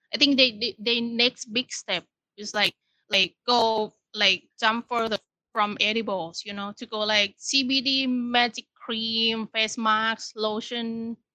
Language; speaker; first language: English; non-native, fluent; Thai